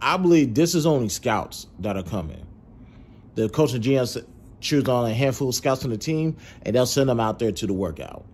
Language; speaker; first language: English; native; English